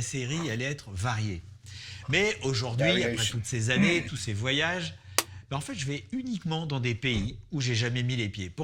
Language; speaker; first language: French; native; French